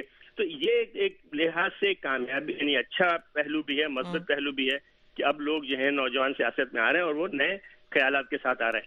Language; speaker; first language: Urdu; native; Urdu